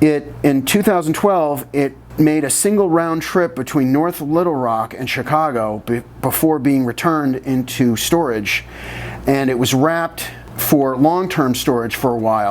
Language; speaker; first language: English; native; English